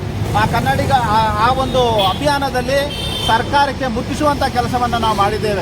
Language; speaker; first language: Kannada; native; Kannada